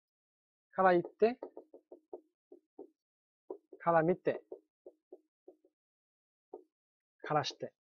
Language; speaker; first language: Japanese; non-native, fluent; Chinese